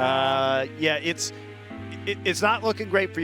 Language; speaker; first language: English; native; English